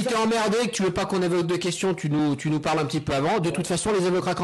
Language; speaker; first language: French; native; French